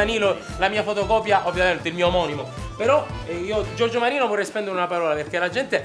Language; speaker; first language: Italian; native; Italian